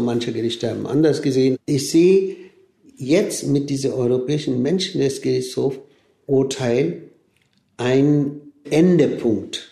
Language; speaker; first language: German; non-native, fluent; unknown